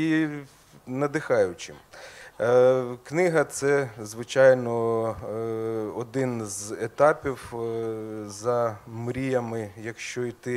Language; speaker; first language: Ukrainian; native; Ukrainian